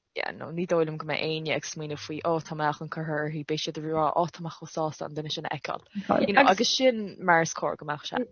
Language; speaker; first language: Irish; non-native, local second language; English